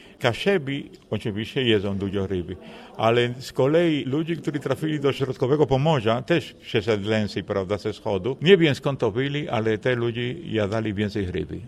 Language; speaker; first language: Polish; non-native, fluent; Spanish